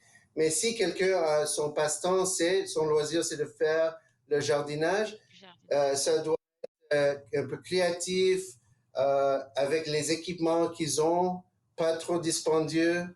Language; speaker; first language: French; non-native, local second language; English